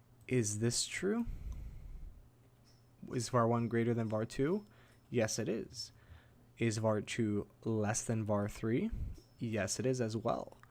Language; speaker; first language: English; native; English